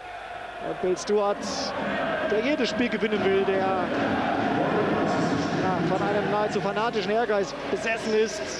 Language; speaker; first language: German; native; German